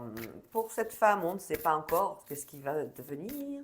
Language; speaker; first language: French; native; French